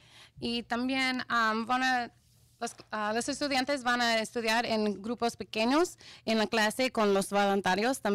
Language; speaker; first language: Spanish; non-native, fluent; English